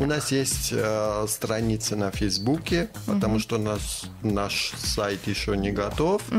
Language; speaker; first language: Russian; non-native, fluent; Armenian